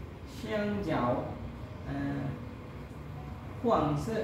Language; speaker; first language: Chinese; non-native, learner; Malay